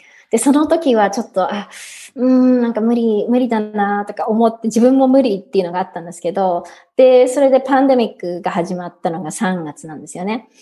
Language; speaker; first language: Japanese; native; Japanese